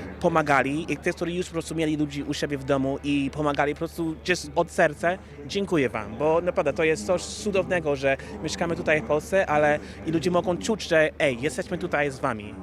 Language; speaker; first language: Polish; non-native, fluent; English